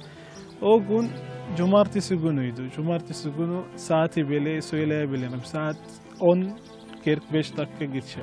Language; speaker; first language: Turkish; non-native, fluent; Arabic